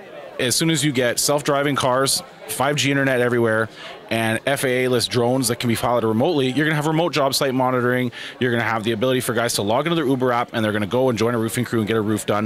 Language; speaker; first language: English; native; English